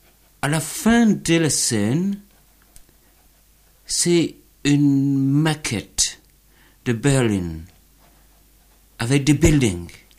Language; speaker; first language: French; non-native, learner; English